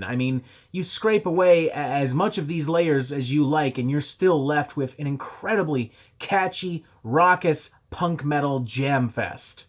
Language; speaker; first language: English; native; English